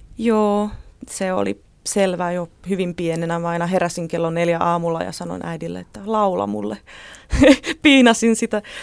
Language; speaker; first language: Finnish; non-native, fluent; Czech